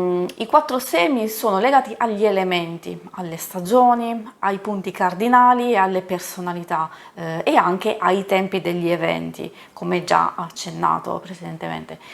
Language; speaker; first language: Italian; native; Italian